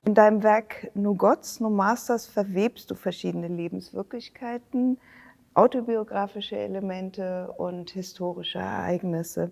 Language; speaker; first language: German; native; German